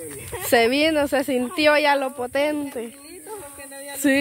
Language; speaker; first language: Spanish; native; Spanish